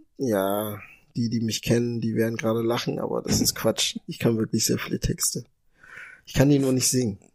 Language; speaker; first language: German; early bilingual, other home language; Ga